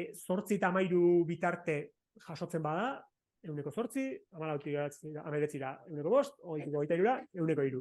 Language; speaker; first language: Basque; native; Basque